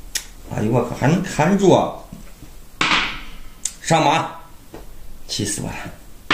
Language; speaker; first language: Chinese; native; Chinese